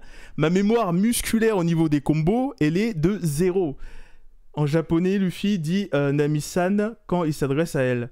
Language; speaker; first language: French; native; French